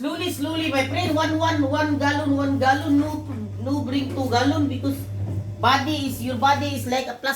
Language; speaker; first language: English; non-native, learner; Cebuano